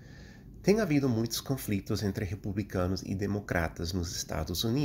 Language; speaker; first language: Portuguese; non-native, fluent; English